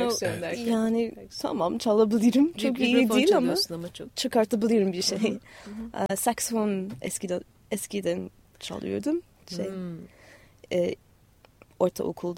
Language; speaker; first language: Turkish; non-native, fluent; English